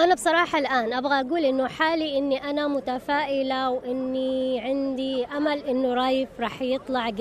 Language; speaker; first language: Arabic; native; Arabic